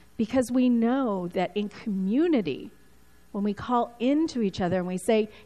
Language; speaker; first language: English; early bilingual, other home language; Spanish